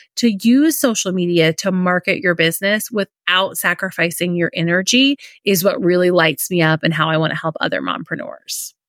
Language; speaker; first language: English; native; English